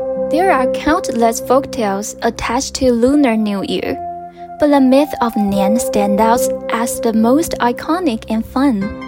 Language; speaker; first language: English; non-native, fluent; Chinese